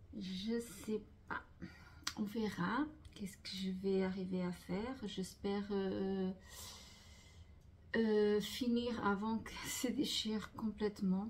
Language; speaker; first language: French; non-native, fluent; Portuguese